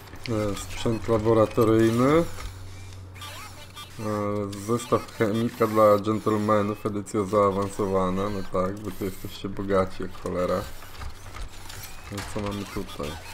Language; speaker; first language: Polish; native; Polish